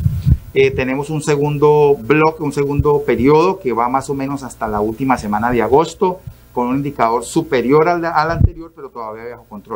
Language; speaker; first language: Spanish; native; Spanish